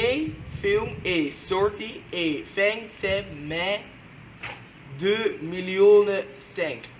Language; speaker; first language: French; non-native, learner; Dutch